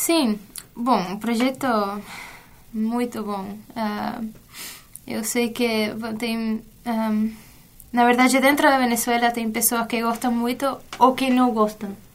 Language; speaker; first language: Portuguese; non-native, fluent; Spanish